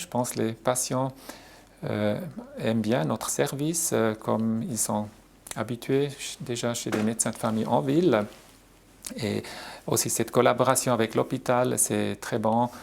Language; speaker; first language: French; non-native, local second language; German